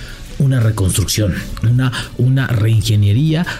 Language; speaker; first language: Spanish; native; Spanish